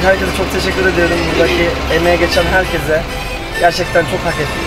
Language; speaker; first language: Turkish; native; Turkish